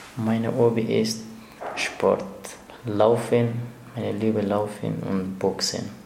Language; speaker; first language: German; non-native, learner; Persian